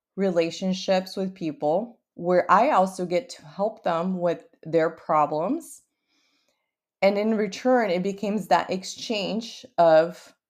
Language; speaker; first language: English; early bilingual, other home language; Portuguese